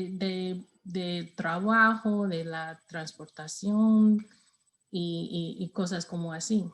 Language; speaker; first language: Spanish; non-native, learner; English